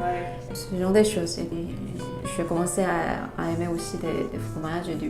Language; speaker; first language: French; non-native, fluent; Korean